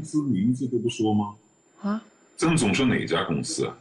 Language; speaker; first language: Chinese; native; Chinese